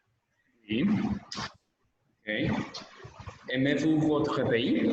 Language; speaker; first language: French; non-native, learner; Spanish